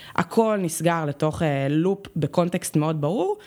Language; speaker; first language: Hebrew; native; Hebrew